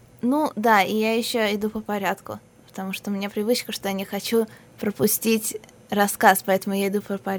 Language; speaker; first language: Russian; early bilingual, heritage; Russian